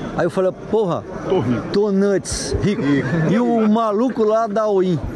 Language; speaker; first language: Portuguese; native; Portuguese